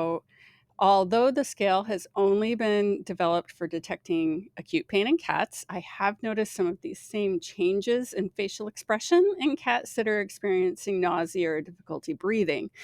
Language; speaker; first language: English; native; English